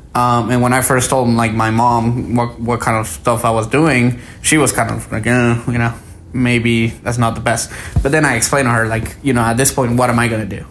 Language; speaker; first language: English; early bilingual, other home language; Spanish